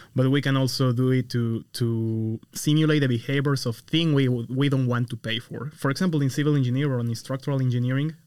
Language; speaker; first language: English; non-native, fluent; Spanish